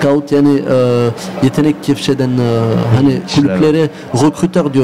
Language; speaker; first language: Turkish; early bilingual, heritage; Turkish